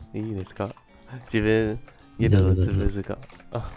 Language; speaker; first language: Japanese; non-native, learner; Chinese